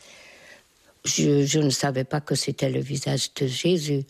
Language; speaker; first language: French; non-native, fluent; Hungarian